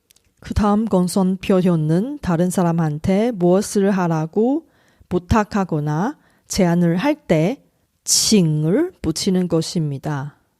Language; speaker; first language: Korean; non-native, fluent; Chinese